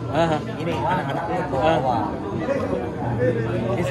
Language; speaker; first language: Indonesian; non-native, local second language; Balinese